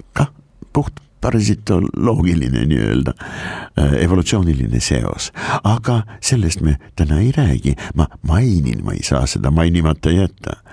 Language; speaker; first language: Estonian; non-native, local second language; Russian